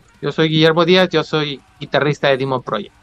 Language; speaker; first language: Spanish; native; Spanish